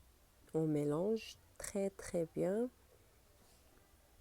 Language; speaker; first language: French; non-native, learner; Arabic